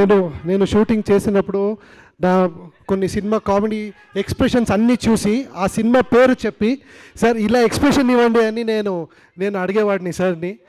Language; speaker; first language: Telugu; non-native, learner; Kannada